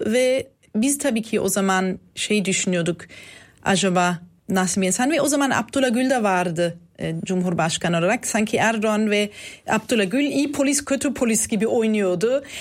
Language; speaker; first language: Turkish; non-native, fluent; German